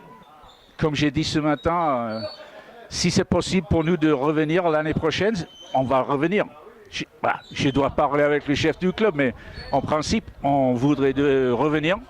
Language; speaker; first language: French; non-native, fluent; English